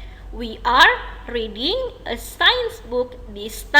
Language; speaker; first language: English; non-native, fluent; Indonesian